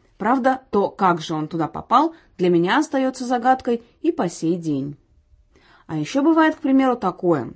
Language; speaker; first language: Russian; native; Russian